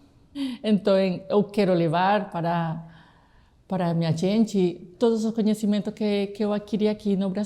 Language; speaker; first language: Portuguese; non-native, fluent; Spanish